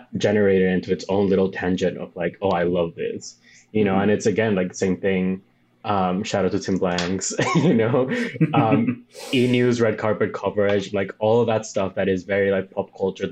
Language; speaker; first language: English; non-native, fluent; Spanish